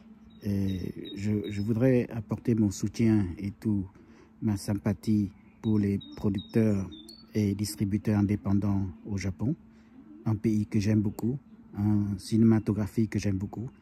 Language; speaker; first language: French; non-native, fluent; Khmer